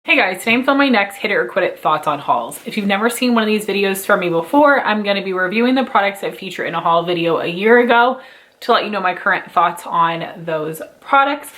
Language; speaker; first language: English; native; English